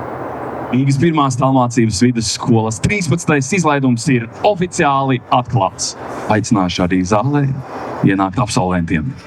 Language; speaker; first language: Latvian; native; Latvian